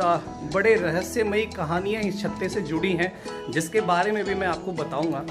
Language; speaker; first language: Hindi; native; Hindi